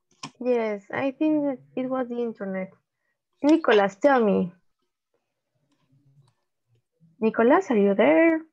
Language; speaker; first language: English; non-native, learner; Spanish